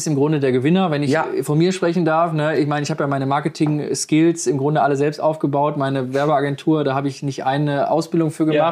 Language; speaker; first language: German; native; German